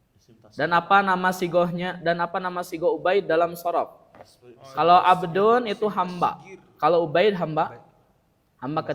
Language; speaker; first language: Indonesian; non-native, local second language; Sundanese